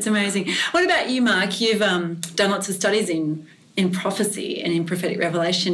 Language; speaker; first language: English; native; English